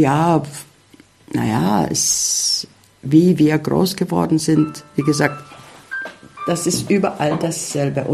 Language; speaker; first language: German; non-native, fluent; Czech